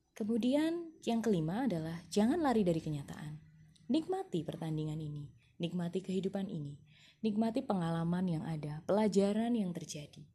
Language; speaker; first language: Indonesian; non-native, local second language; Javanese